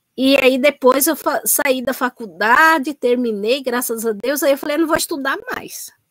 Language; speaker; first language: Portuguese; native; Portuguese